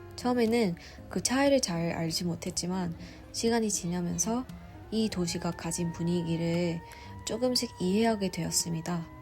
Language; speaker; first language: Korean; non-native, fluent; Vietnamese